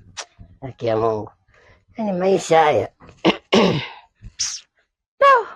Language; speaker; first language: Swahili; native; Swahili